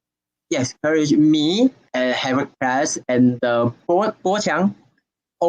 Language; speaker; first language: English; non-native, learner; Chinese